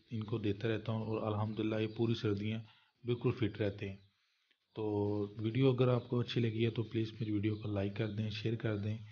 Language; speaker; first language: Urdu; non-native, local second language; Punjabi